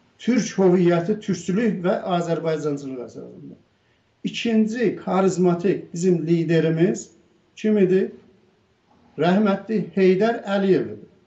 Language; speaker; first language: Azerbaijani; native; Azerbaijani